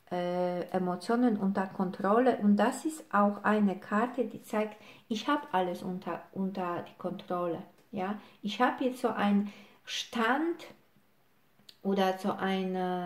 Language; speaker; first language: German; non-native, fluent; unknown